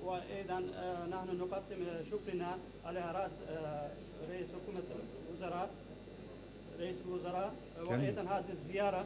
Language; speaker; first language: Arabic; non-native, learner; Turkish